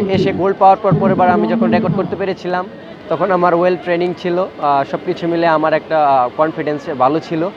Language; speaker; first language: Bangla; native; Bangla